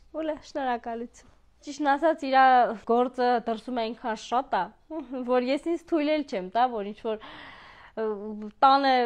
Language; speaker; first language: Armenian; native; Armenian